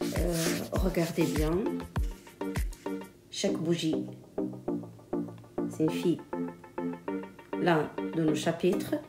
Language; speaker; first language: French; non-native, local second language; Arabic